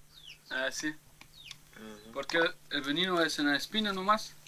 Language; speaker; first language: Spanish; non-native, learner; French